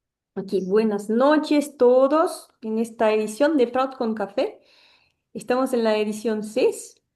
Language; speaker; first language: Spanish; non-native, fluent; Portuguese